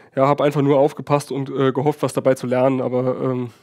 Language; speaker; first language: German; native; German